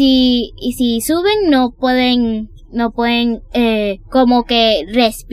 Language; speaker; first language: Spanish; early bilingual, heritage; Spanish